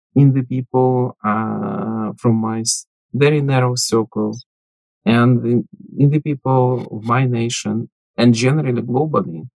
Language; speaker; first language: English; non-native, fluent; Ukrainian